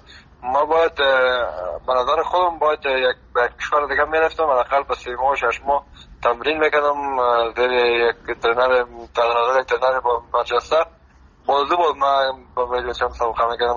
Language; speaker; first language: Persian; native; Persian